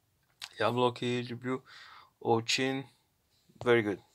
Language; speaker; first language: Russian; non-native, learner; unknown